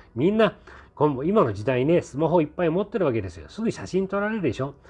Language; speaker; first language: Japanese; native; Japanese